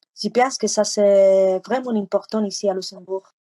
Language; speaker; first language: French; non-native, learner; Spanish